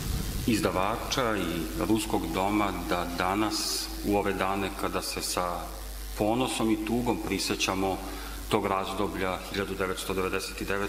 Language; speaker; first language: Serbian; native; Serbian